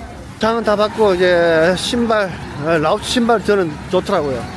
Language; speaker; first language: Korean; native; Korean